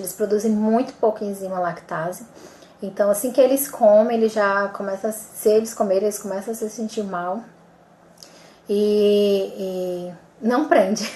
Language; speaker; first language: Portuguese; native; Portuguese